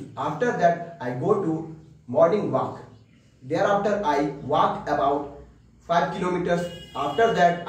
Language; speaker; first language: English; non-native, learner; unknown